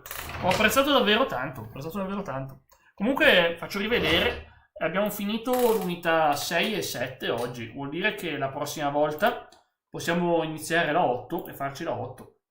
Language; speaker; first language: Italian; native; Italian